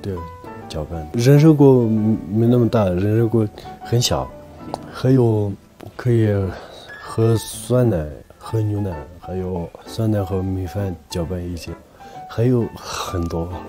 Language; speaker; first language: Chinese; non-native, local second language; Tibetan